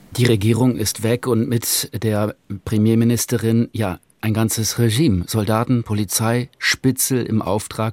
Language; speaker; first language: German; native; German